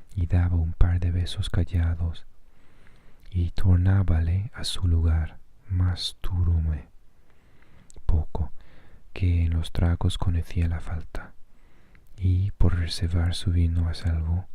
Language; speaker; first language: Spanish; non-native, fluent; English